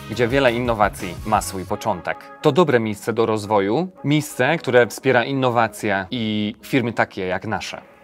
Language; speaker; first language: Polish; non-native, fluent; Hungarian